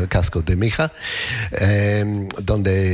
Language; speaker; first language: Spanish; non-native, learner; English